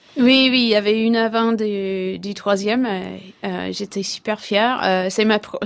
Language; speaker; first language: French; non-native, fluent; English